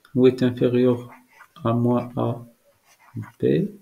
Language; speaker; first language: French; non-native, local second language; Arabic